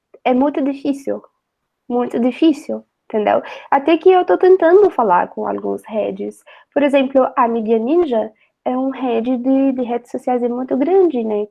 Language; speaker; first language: Portuguese; non-native, fluent; Arabic